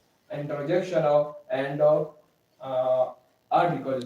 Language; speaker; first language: English; non-native, learner; Pashto